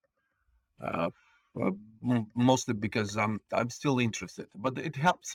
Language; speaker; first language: English; non-native, fluent; Bulgarian